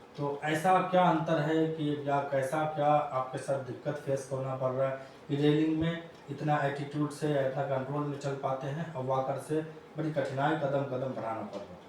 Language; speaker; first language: Hindi; native; Hindi